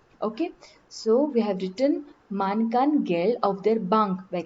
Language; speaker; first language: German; non-native, learner; Marathi